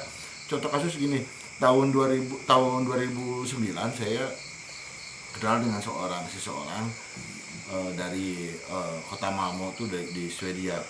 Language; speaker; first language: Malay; non-native, local second language; Sundanese